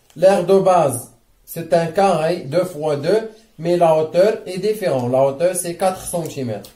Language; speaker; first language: French; non-native, local second language; Arabic